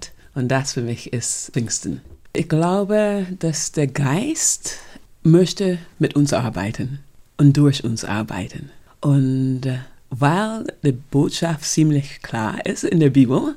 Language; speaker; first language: German; non-native, fluent; English